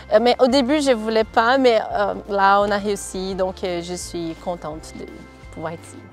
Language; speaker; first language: French; non-native, fluent; Portuguese